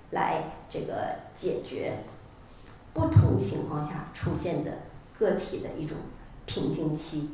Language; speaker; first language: Chinese; native; Chinese